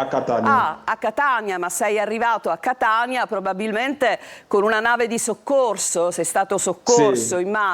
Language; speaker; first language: Italian; native; Italian